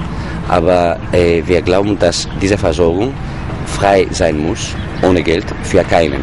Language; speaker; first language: German; non-native, fluent; Greek